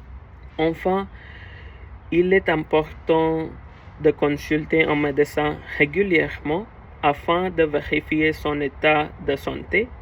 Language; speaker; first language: French; non-native, learner; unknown